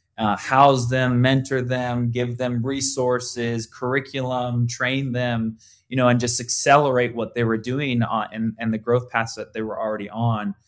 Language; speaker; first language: English; native; English